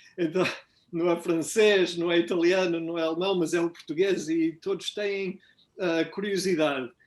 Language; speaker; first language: Portuguese; native; Portuguese